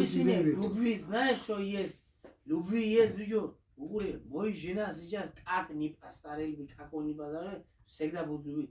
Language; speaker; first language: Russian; non-native, fluent; Georgian